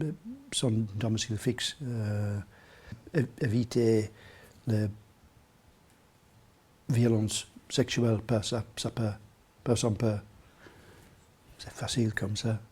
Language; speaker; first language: French; non-native, learner; English